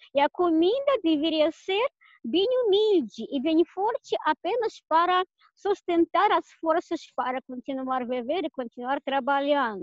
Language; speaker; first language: Portuguese; non-native, fluent; Russian